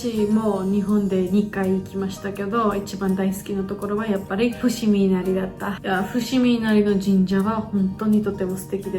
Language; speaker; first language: Japanese; non-native, fluent; Georgian